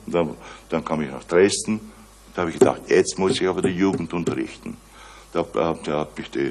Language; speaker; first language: German; native; German